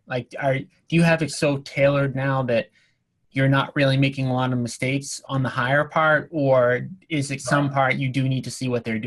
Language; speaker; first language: English; native; English